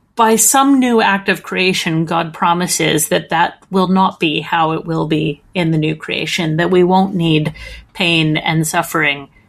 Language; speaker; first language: English; native; English